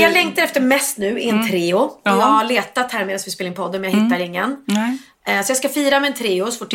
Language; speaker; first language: Swedish; native; Swedish